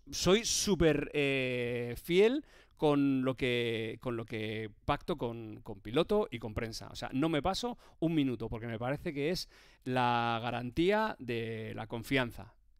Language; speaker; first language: Spanish; native; Spanish